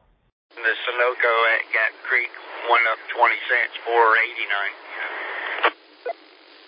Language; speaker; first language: English; native; English